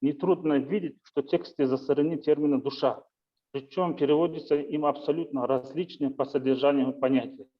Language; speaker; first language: Russian; non-native, local second language; Kazakh